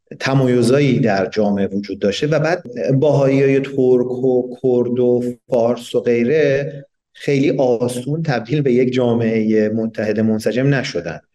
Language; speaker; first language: Persian; native; Persian